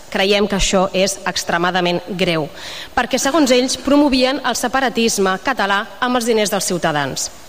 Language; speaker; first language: Catalan; native; Catalan